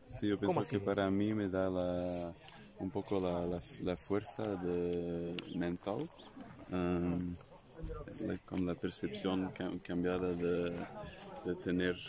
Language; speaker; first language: Spanish; non-native, fluent; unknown